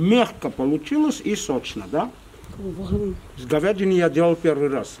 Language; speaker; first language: Russian; non-native, fluent; Armenian